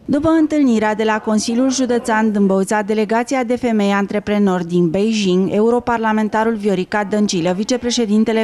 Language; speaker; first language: Romanian; native; Romanian